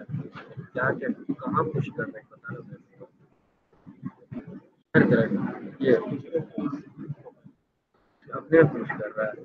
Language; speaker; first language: Hindi; native; Hindi